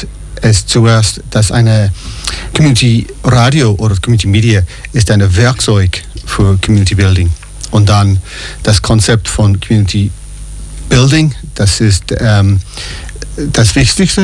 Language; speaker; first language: German; non-native, fluent; English